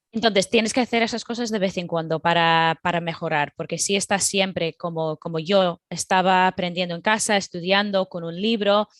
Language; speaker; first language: Spanish; non-native, fluent; English